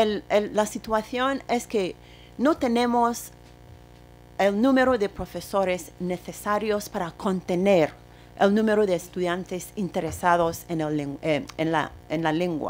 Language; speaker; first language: Spanish; non-native, fluent; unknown